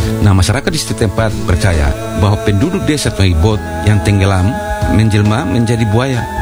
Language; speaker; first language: Indonesian; native; Indonesian